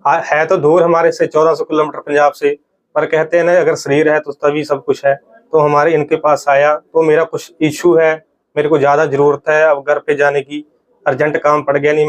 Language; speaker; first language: Hindi; non-native, local second language; Punjabi